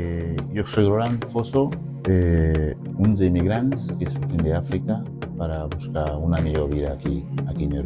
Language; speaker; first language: Spanish; non-native, fluent; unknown